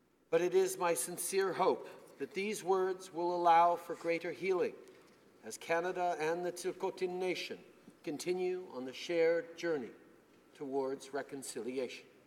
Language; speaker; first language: English; early bilingual, other home language; French